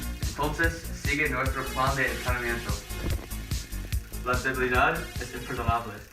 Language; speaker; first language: Spanish; non-native, learner; English